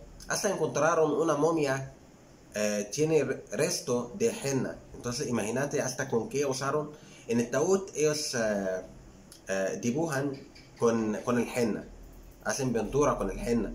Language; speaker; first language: Spanish; non-native, fluent; Arabic